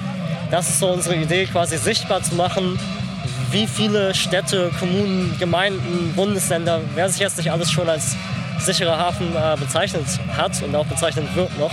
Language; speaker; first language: German; native; German